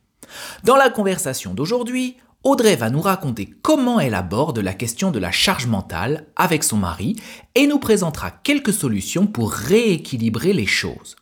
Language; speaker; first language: French; native; French